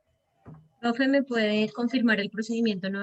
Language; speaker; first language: Spanish; native; Spanish